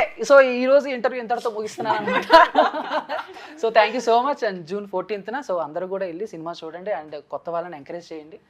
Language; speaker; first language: Telugu; native; Telugu